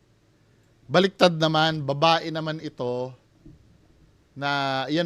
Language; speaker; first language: Filipino; native; Filipino